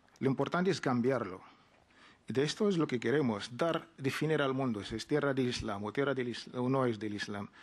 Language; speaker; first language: Spanish; non-native, fluent; Arabic